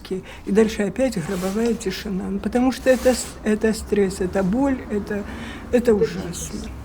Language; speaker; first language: Russian; native; Russian